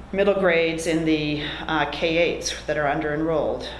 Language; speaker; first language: English; native; English